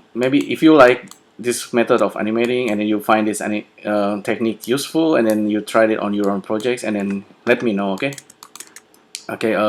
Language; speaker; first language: English; non-native, fluent; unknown